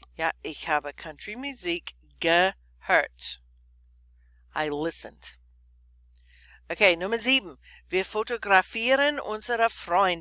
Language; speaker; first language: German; non-native, fluent; English